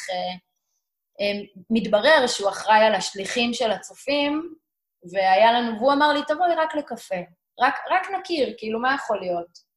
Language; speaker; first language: Hebrew; native; Hebrew